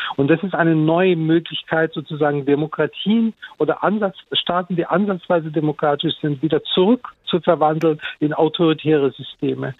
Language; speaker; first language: German; early bilingual, other home language; Turkish